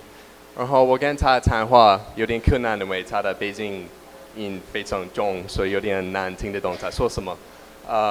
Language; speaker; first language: Chinese; non-native, learner; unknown